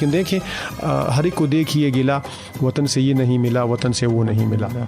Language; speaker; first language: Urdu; non-native, local second language; Pashto